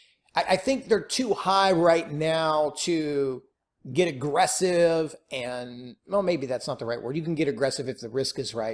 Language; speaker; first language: English; native; English